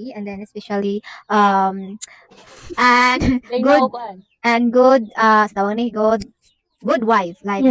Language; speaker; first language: English; non-native, local second language; Cebuano